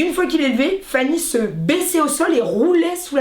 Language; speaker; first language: French; native; French